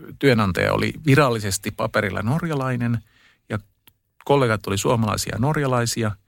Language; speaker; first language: Finnish; early bilingual, heritage; Finnish